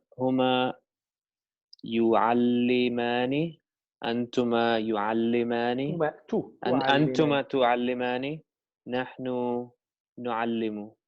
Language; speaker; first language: Arabic; non-native, learner; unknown